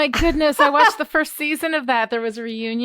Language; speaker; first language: English; native; English